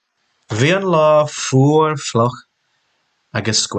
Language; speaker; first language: Irish; non-native, local second language; English